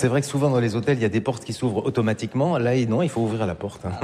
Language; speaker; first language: French; native; French